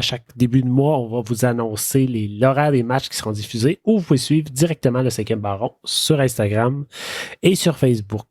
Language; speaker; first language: French; native; French